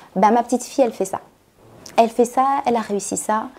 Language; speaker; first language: French; native; French